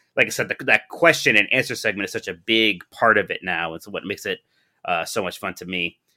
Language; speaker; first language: English; native; English